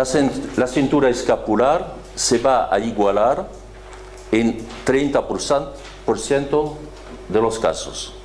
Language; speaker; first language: Spanish; non-native, fluent; French